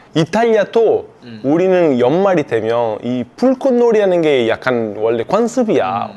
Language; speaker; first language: Korean; non-native, fluent; Italian